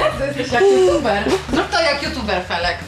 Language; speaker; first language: Polish; non-native, learner; Ukrainian